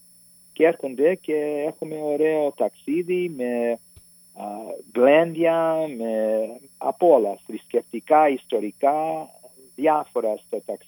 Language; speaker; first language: Greek; early bilingual, heritage; Greek